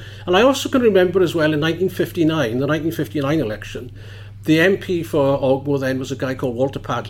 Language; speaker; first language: English; native; English